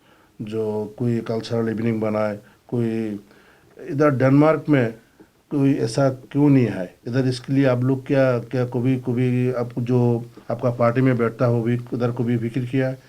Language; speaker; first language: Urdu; non-native, fluent; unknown